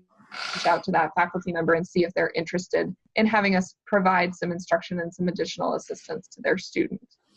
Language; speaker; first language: English; native; English